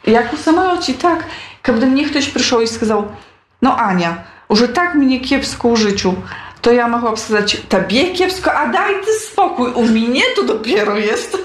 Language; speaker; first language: Polish; non-native, local second language; Ukrainian